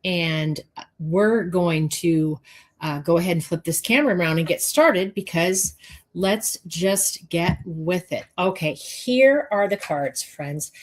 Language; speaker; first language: English; native; English